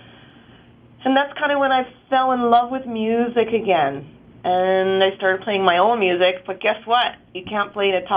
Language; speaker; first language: English; native; English